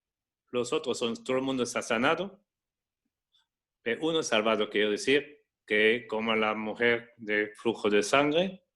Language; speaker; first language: Spanish; non-native, fluent; French